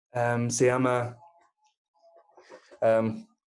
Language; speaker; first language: Spanish; non-native, fluent; English